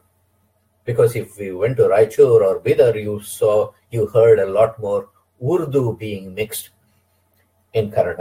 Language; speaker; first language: English; non-native, local second language; Kannada